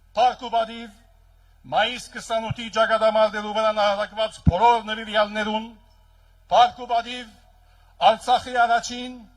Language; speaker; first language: Armenian; early bilingual, heritage; Armenian